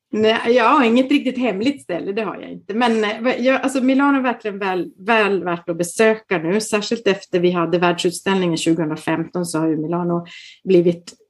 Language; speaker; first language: Swedish; native; Swedish